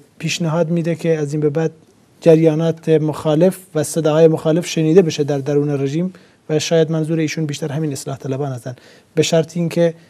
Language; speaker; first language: Persian; non-native, local second language; Central Kurdish